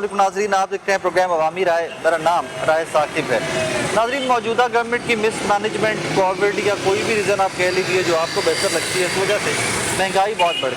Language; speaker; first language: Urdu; non-native, local second language; Punjabi